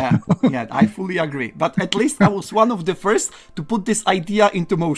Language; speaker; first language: English; non-native, fluent; Polish